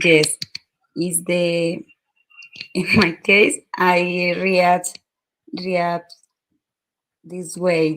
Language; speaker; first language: English; non-native, learner; Spanish